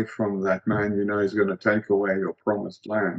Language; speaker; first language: English; early bilingual, other home language; Greek